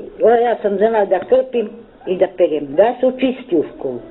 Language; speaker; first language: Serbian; non-native, local second language; Romany